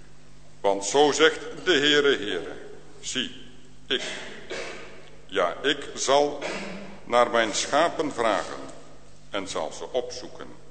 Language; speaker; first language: Dutch; native; Dutch